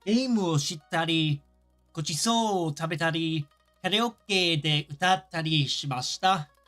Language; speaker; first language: Japanese; non-native, learner; English